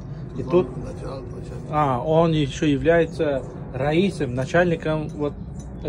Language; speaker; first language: Russian; non-native, fluent; Uzbek